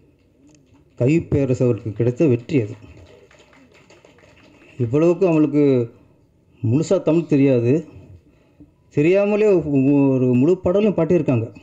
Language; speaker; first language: Tamil; native; Tamil